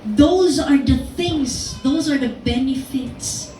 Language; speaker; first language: English; non-native, local second language; Filipino